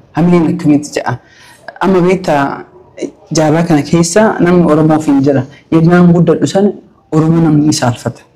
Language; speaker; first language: Oromo; early bilingual, heritage; Oromo